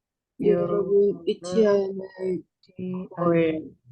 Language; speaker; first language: Korean; non-native, learner; Indonesian